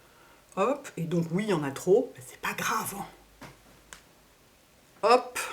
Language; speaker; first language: French; native; French